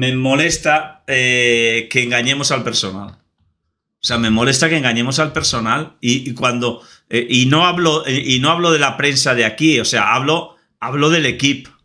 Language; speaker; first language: Spanish; native; Spanish